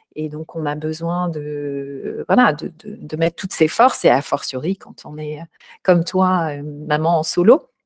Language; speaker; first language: French; native; French